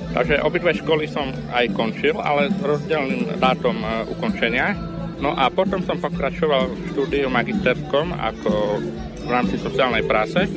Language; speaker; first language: Slovak; native; Slovak